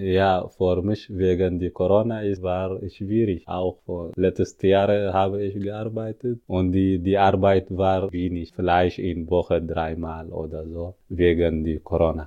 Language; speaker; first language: German; non-native, learner; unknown